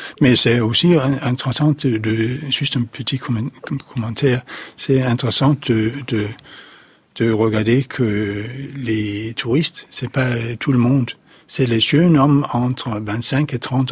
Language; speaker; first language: French; non-native, fluent; Danish